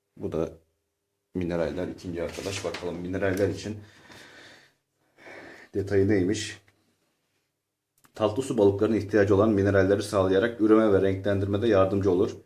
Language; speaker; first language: Turkish; native; Turkish